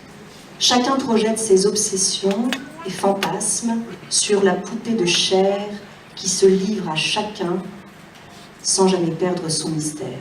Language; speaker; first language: French; native; French